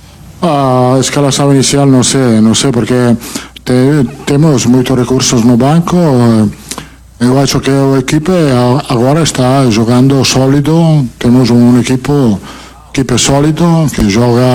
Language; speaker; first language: Portuguese; non-native, fluent; Italian